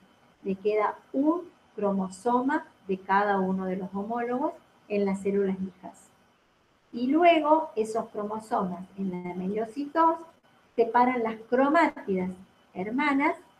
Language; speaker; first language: Spanish; native; Spanish